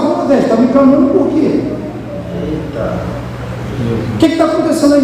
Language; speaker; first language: Portuguese; native; Portuguese